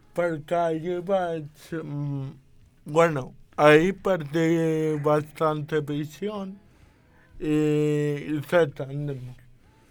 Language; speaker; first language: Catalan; non-native, local second language; Spanish